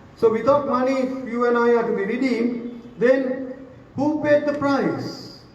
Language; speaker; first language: English; non-native, local second language; Sinhala